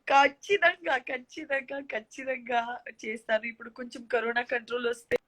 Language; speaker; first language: Telugu; non-native, learner; Gujarati